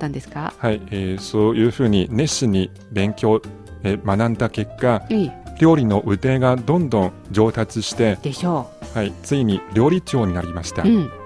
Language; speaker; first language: Japanese; non-native, fluent; Chinese